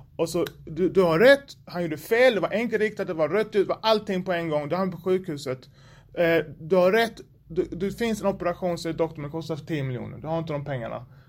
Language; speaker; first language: Swedish; native; Swedish